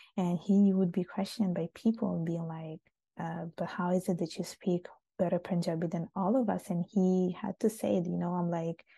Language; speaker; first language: English; non-native, fluent; Italian